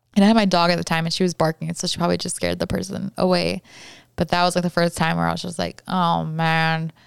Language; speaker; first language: English; native; English